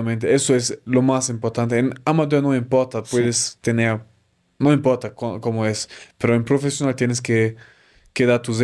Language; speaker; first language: Spanish; non-native, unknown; German